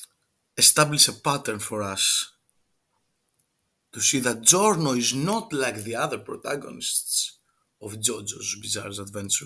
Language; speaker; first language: English; non-native, fluent; Greek